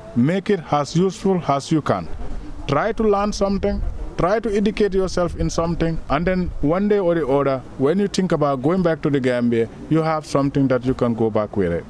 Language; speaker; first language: English; non-native, local second language; Wolof